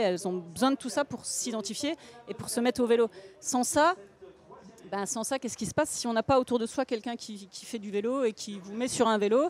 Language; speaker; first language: French; native; French